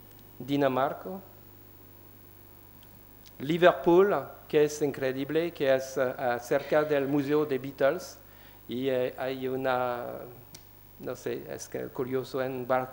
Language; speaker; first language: Spanish; non-native, learner; French